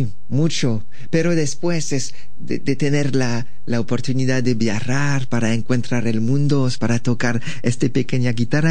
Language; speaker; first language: Spanish; non-native, learner; French